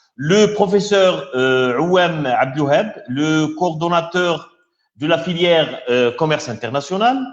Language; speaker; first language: French; non-native, local second language; Arabic